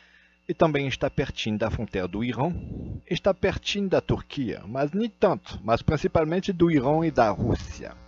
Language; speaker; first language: Portuguese; non-native, fluent; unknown